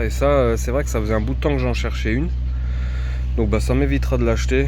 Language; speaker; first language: French; native; French